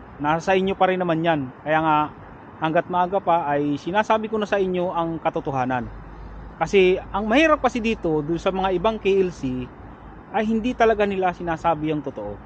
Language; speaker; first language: Filipino; non-native, local second language; Bikol